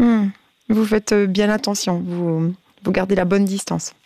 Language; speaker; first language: French; native; French